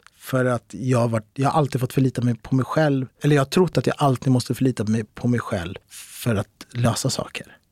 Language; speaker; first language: Swedish; early bilingual, other home language; Arabic